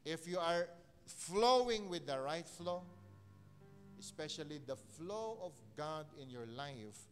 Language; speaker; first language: English; non-native, local second language; Filipino